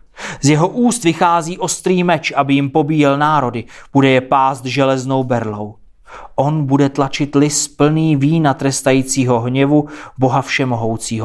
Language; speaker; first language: Czech; native; Czech